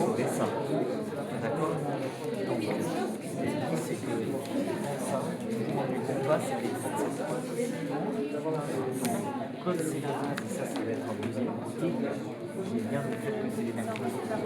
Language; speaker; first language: French; native; French